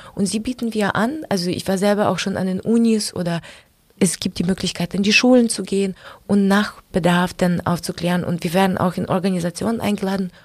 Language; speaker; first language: German; non-native, fluent; Ukrainian